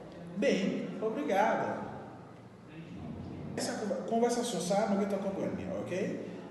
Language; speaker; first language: Portuguese; non-native, learner; Haitian Creole